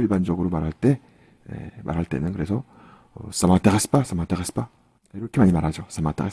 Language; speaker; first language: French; non-native, fluent; Korean